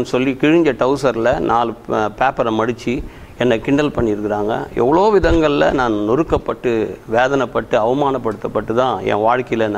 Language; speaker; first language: Tamil; native; Tamil